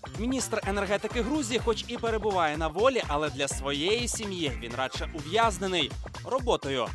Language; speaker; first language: Ukrainian; native; Ukrainian